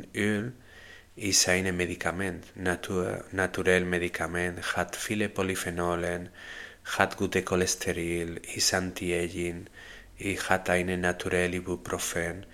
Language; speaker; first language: German; non-native, learner; Spanish